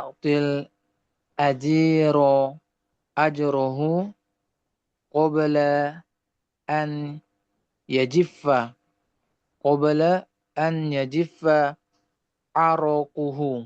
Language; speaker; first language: Arabic; non-native, learner; Indonesian